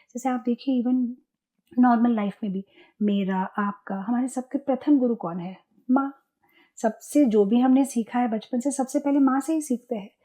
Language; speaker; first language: Hindi; non-native, local second language; Gujarati